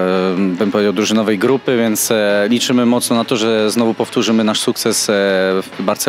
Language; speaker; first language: Polish; native; Polish